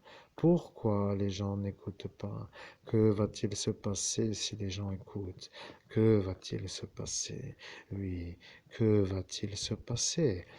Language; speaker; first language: French; native; French